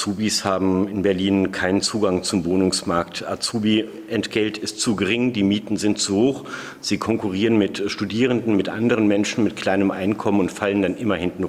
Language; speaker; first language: German; native; German